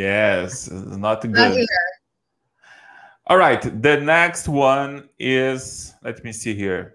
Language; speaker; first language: English; non-native, learner; Portuguese